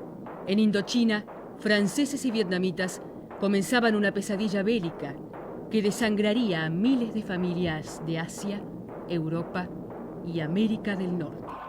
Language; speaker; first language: Spanish; native; Spanish